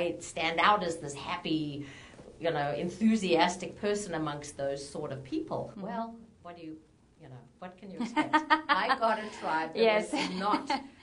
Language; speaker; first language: English; native; English